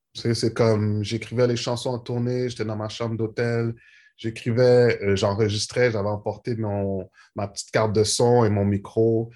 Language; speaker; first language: French; native; French